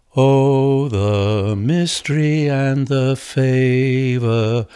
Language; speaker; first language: English; native; English